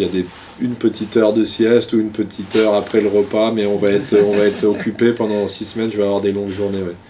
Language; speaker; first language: French; native; French